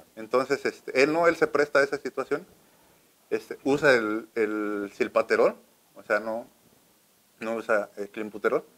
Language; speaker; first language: Spanish; native; Spanish